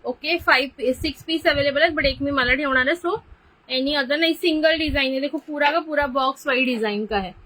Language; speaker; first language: Hindi; non-native, local second language; Marathi